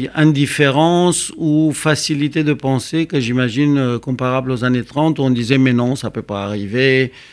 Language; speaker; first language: French; non-native, fluent; Romanian